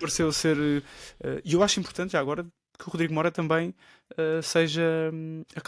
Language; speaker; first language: Portuguese; native; Portuguese